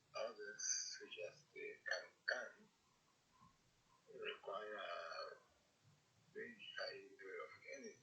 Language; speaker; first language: English; non-native, learner; Spanish